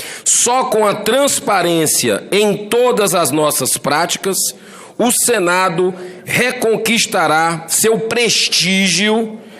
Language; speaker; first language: Portuguese; native; Portuguese